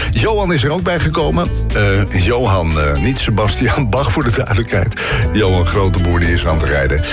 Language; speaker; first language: Dutch; native; Dutch